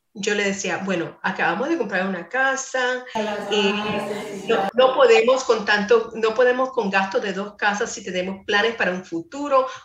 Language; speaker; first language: Spanish; non-native, fluent; English